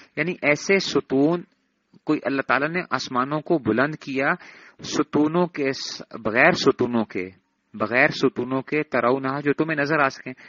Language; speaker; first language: Urdu; native; Urdu